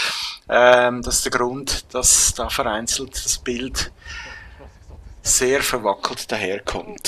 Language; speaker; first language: German; native; German